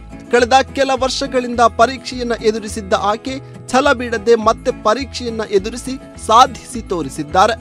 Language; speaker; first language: Kannada; native; Kannada